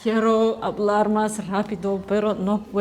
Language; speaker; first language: Spanish; non-native, learner; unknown